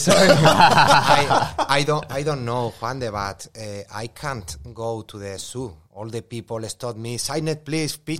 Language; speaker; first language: English; non-native, learner; Spanish